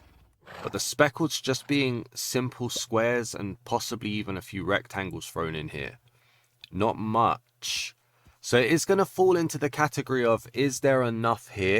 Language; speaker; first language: English; native; English